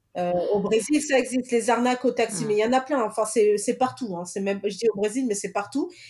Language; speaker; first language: French; early bilingual, other home language; Portuguese